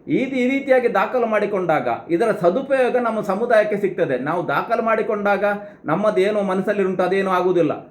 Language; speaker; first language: Kannada; non-native, local second language; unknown